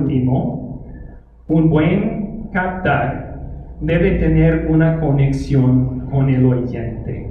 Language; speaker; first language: Spanish; non-native, fluent; English